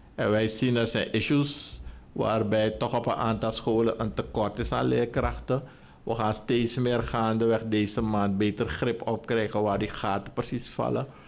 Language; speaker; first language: Dutch; native; Dutch